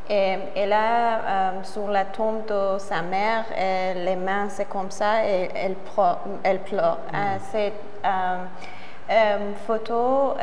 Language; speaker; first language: French; non-native, learner; Persian